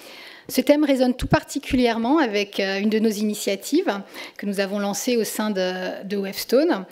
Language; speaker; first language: French; native; French